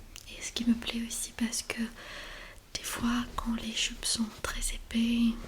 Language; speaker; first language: French; non-native, fluent; Armenian